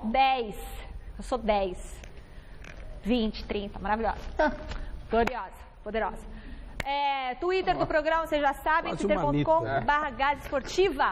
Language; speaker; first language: Portuguese; native; Portuguese